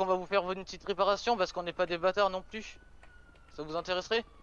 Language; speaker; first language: French; native; French